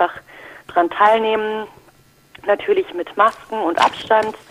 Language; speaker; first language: German; early bilingual, other home language; Turkish